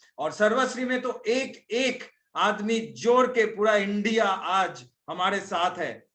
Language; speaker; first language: Hindi; non-native, local second language; Bangla